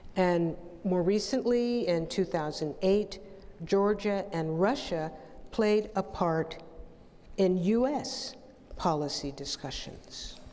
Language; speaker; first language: English; native; English